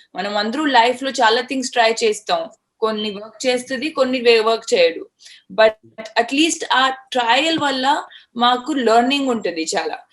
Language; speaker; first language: Telugu; non-native, fluent; Hindi